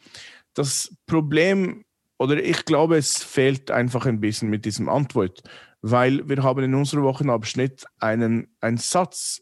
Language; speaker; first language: German; non-native, fluent; English